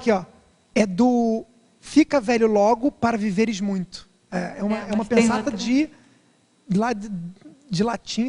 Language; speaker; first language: Portuguese; native; Portuguese